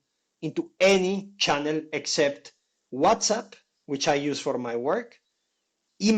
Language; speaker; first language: English; non-native, fluent; Spanish